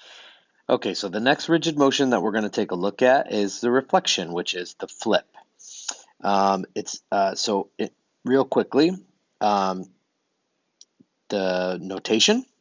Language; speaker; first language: English; native; English